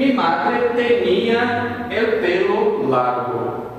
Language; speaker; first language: Spanish; non-native, fluent; Portuguese